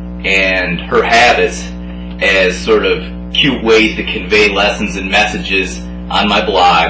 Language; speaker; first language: English; native; English